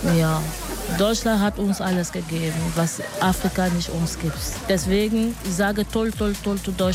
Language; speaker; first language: German; non-native, learner; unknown